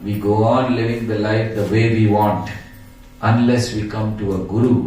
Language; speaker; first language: English; non-native, local second language; Hindi